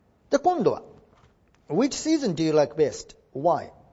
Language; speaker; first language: English; non-native, fluent; Japanese